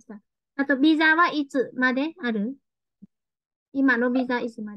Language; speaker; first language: Japanese; non-native, fluent; Vietnamese